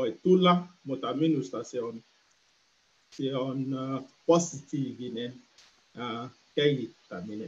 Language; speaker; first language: Finnish; non-native, learner; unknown